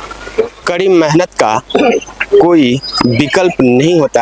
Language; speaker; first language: Hindi; native; Hindi